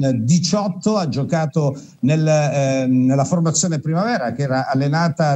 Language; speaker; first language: Italian; native; Italian